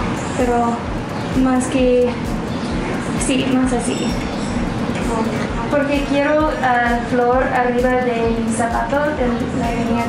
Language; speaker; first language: Spanish; non-native, learner; English